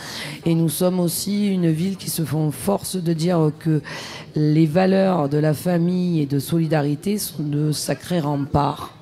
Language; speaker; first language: French; native; French